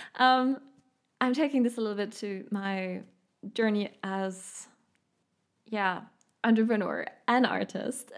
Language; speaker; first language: English; non-native, fluent; German